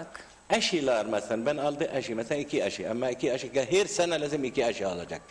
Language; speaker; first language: Turkish; non-native, learner; Arabic